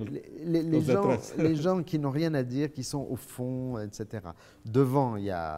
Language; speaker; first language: French; native; French